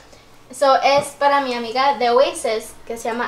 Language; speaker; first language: Spanish; early bilingual, heritage; Spanish